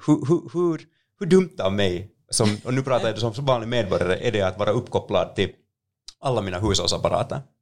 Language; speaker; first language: Swedish; native; Swedish